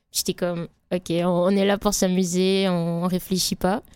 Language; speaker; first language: French; native; French